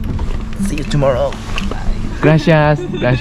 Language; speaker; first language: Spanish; non-native, learner; Korean